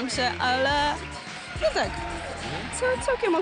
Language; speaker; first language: Polish; early bilingual, other home language; Vietnamese